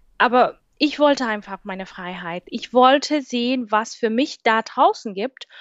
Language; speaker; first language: German; non-native, fluent; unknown